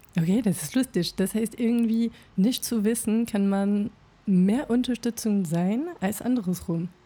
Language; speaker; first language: German; non-native, fluent; French